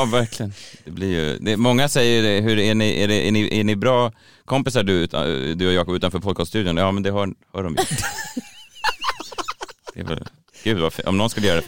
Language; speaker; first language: Swedish; native; Swedish